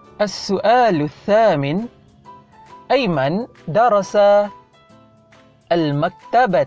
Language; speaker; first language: Arabic; non-native, fluent; Malay